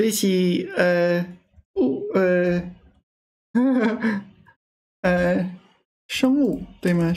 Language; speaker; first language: Chinese; non-native, learner; English